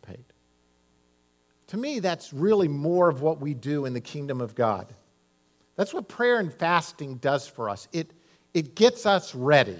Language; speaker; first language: English; native; English